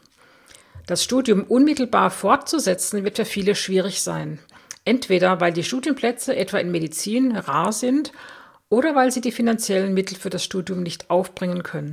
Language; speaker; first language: German; native; German